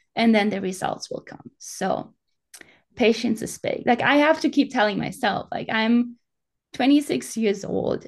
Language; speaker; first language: English; non-native, fluent; German